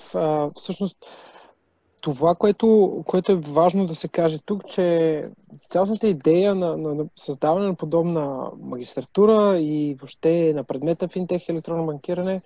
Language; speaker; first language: Bulgarian; native; Bulgarian